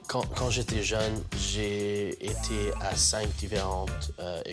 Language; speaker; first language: French; non-native, local second language; English